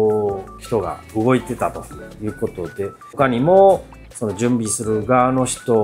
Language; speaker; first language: Japanese; native; Japanese